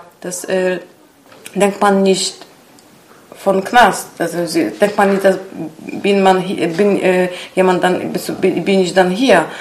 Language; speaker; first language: German; non-native, learner; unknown